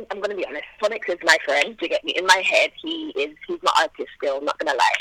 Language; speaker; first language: English; native; English